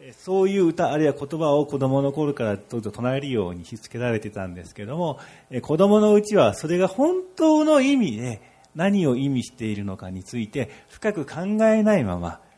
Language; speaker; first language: Japanese; non-native, fluent; Odia